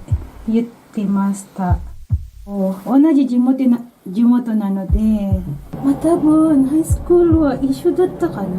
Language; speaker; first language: Japanese; non-native, fluent; Filipino